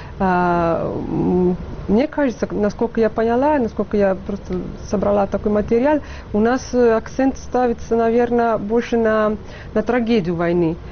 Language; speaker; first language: Russian; non-native, fluent; Italian